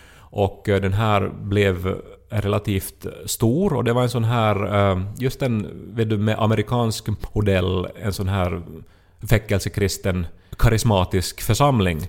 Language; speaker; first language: Swedish; native; Swedish